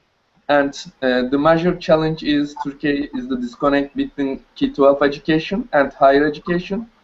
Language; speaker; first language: English; non-native, learner; Turkish